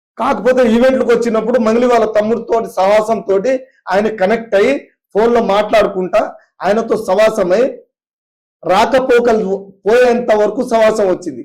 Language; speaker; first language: Telugu; non-native, local second language; Lambadi